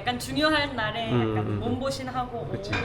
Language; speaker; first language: Korean; native; Korean